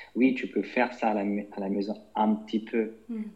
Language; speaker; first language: French; non-native, fluent; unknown